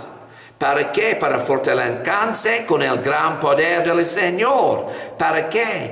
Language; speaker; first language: Spanish; non-native, fluent; English